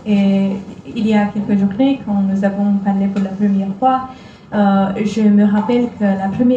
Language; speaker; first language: French; non-native, fluent; Romanian